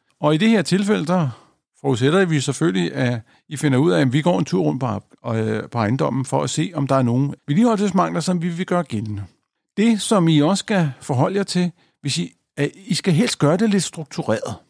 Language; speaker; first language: Danish; native; Danish